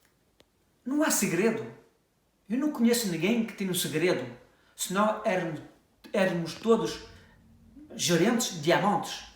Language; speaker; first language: Portuguese; early bilingual, heritage; French